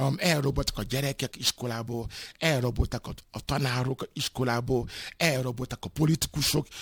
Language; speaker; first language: Hungarian; non-native, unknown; Yoruba